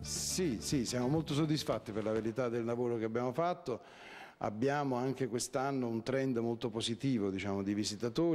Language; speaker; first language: Italian; native; Italian